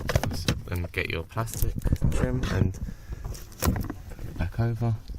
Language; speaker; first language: English; native; English